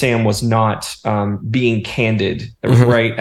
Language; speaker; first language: English; native; English